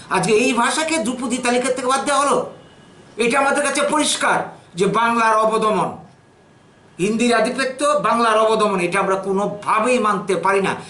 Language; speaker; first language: Bangla; native; Bangla